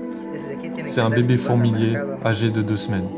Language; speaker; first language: French; native; French